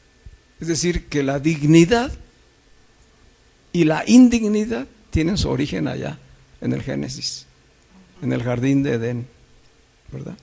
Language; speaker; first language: Spanish; native; Spanish